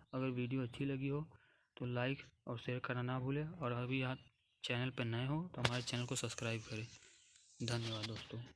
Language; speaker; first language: Hindi; native; Hindi